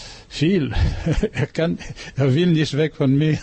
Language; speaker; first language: German; non-native, learner; French